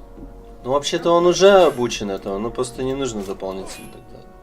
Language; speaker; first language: Russian; native; Russian